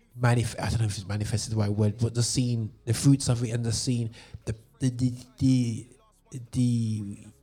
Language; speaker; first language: English; native; English